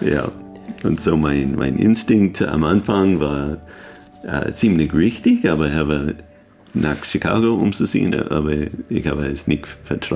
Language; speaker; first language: German; non-native, learner; English